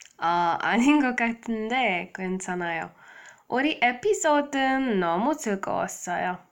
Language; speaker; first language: Korean; non-native, learner; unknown